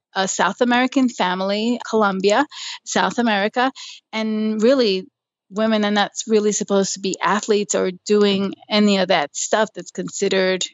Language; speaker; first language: English; native; English